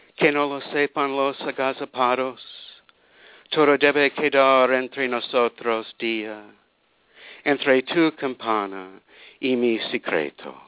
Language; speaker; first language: Spanish; non-native, fluent; English